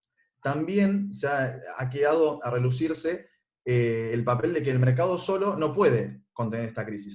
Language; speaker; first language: Spanish; native; Spanish